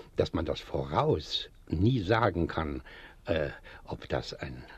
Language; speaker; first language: German; native; German